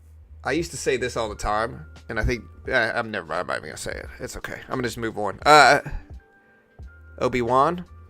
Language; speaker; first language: English; native; English